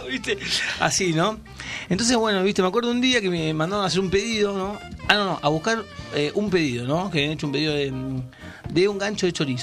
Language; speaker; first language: Spanish; native; Spanish